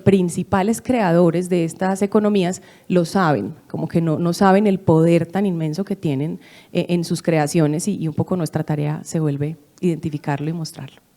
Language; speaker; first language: Spanish; native; Spanish